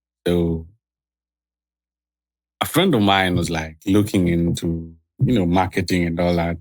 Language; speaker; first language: English; non-native, local second language; Swahili